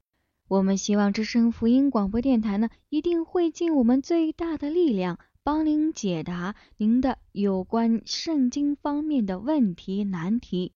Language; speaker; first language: Chinese; native; Chinese